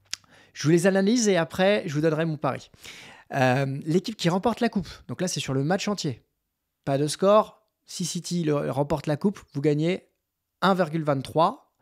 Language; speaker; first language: French; native; French